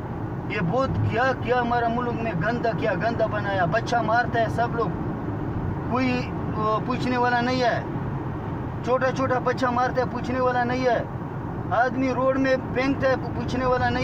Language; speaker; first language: Hindi; non-native, local second language; Pashto